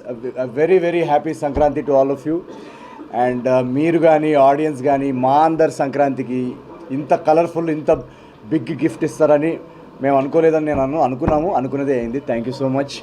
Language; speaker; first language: Telugu; native; Telugu